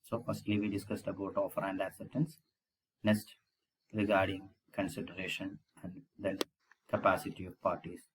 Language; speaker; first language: English; non-native, local second language; Malayalam